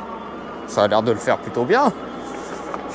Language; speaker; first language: French; native; French